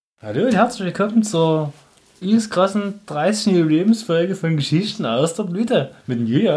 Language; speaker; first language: German; native; German